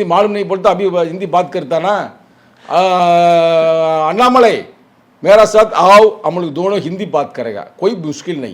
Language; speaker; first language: Hindi; non-native, local second language; Tamil